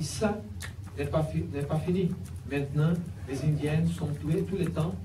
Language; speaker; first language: French; non-native, learner; Portuguese